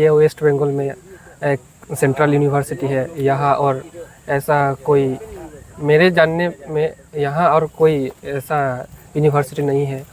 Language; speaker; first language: Hindi; non-native, local second language; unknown